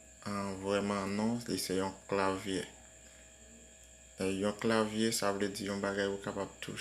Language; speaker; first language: French; non-native, learner; Haitian Creole